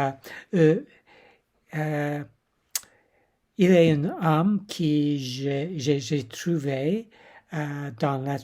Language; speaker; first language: French; non-native, learner; English